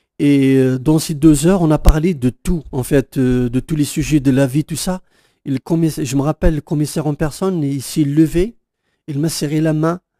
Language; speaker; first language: French; non-native, local second language; Kabyle